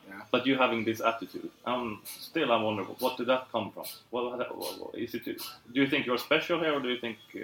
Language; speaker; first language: English; non-native, fluent; Swedish